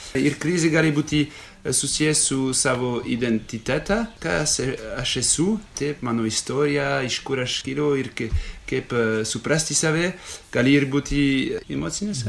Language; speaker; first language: Lithuanian; non-native, fluent; French